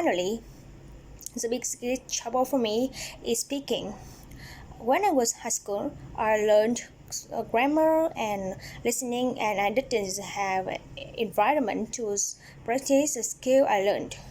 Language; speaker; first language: English; non-native, learner; Vietnamese